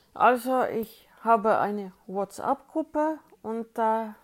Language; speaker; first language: German; non-native, fluent; Swedish